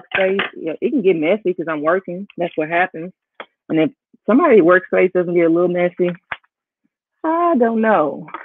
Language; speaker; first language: English; native; English